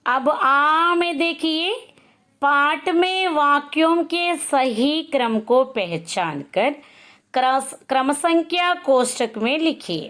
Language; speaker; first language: Hindi; non-native, local second language; Telugu